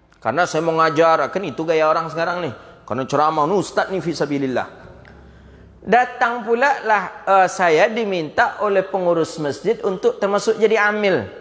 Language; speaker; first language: Malay; non-native, local second language; Minangkabau